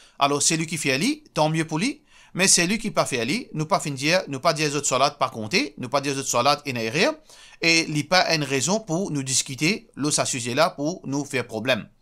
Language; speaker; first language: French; non-native, local second language; Morisyen